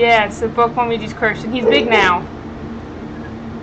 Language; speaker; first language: English; native; English